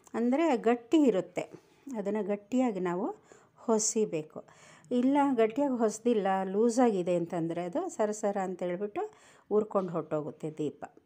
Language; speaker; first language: Kannada; non-native, local second language; Telugu